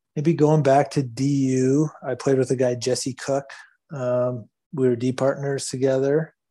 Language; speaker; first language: English; native; English